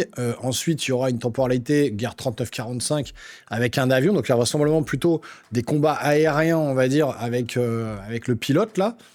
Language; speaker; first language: French; native; French